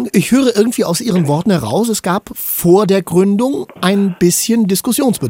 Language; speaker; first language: German; native; German